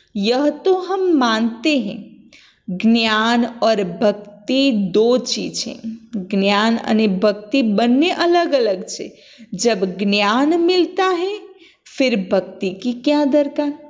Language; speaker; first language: Hindi; non-native, local second language; Gujarati